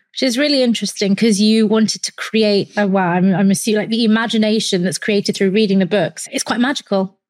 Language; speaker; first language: English; native; English